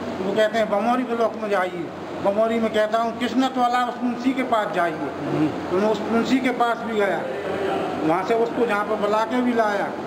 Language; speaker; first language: Hindi; native; Hindi